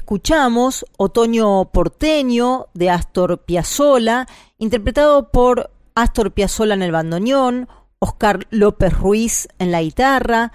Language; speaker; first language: Spanish; native; Spanish